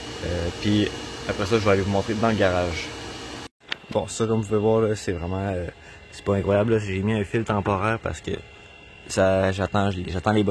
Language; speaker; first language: French; native; French